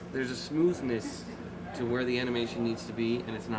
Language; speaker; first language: English; native; English